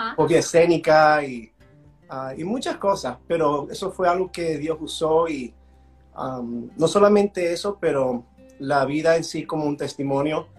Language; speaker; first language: Spanish; early bilingual, heritage; Spanish